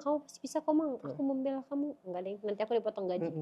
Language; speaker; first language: Indonesian; native; Indonesian